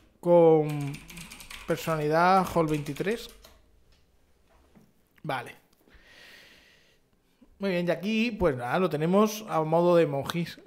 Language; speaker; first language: Spanish; native; Spanish